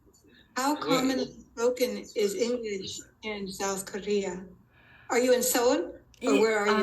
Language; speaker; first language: English; non-native, learner; Spanish